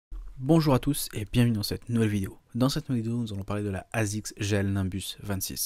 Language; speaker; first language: French; native; French